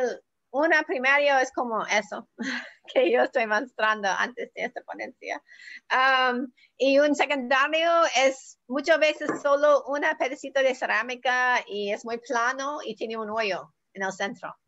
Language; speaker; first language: Spanish; non-native, learner; English